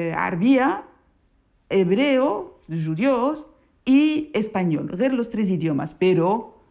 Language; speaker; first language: Spanish; early bilingual, heritage; Spanish